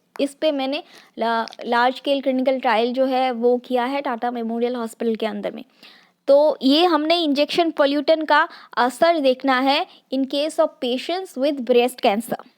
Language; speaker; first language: Hindi; non-native, local second language; Assamese